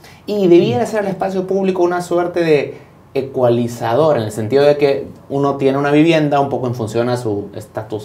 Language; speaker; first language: Spanish; native; Spanish